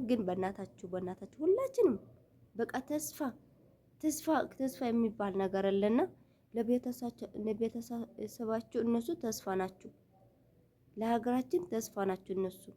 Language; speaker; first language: Amharic; non-native, local second language; Tigrinya